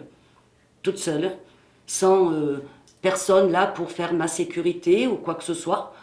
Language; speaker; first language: French; native; French